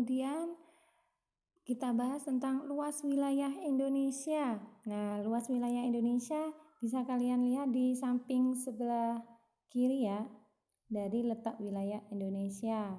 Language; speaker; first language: Indonesian; native; Indonesian